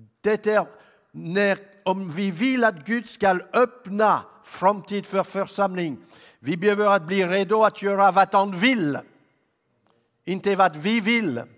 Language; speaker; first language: Swedish; non-native, learner; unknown